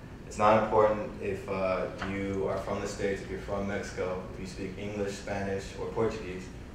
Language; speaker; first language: English; early bilingual, other home language; Spanish